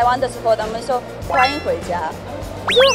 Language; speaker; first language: Chinese; non-native, fluent; Russian